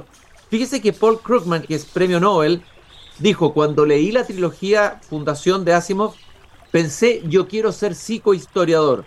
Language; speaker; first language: Spanish; native; Spanish